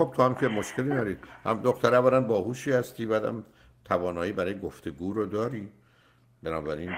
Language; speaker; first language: Persian; native; Persian